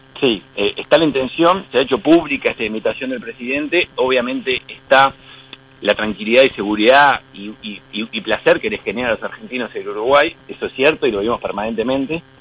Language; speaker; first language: Spanish; native; Spanish